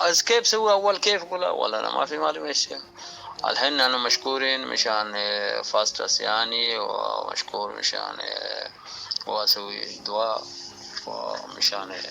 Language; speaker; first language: Arabic; non-native, learner; Urdu